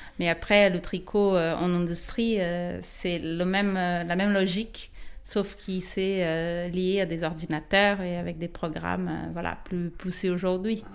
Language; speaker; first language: French; non-native, fluent; Portuguese